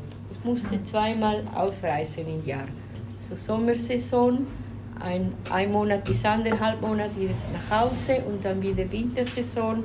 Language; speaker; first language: German; non-native, fluent; Spanish